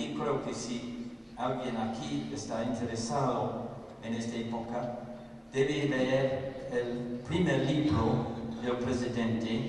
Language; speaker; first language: Spanish; non-native, fluent; English